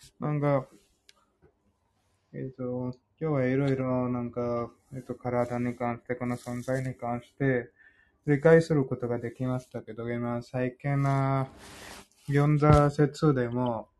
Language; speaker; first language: Japanese; non-native, fluent; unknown